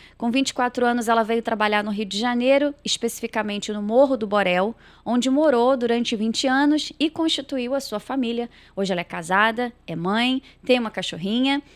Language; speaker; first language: Portuguese; native; Portuguese